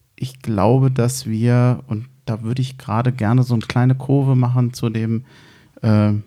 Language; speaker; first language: German; native; German